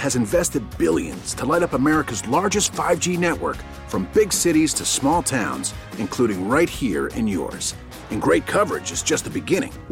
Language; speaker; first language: English; native; English